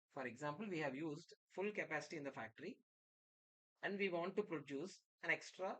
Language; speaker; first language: English; non-native, local second language; Telugu